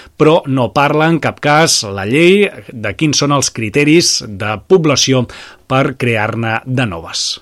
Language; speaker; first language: Catalan; native; Catalan